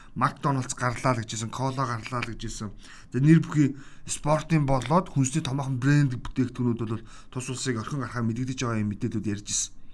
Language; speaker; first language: Mongolian; native; Mongolian